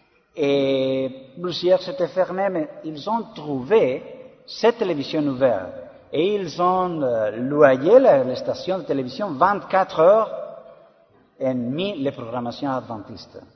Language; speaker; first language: French; non-native, learner; Spanish